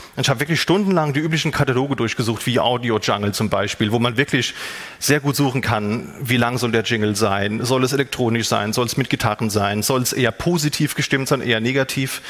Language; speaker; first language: German; native; German